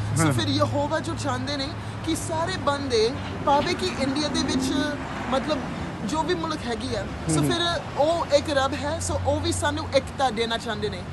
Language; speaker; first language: Punjabi; non-native, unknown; English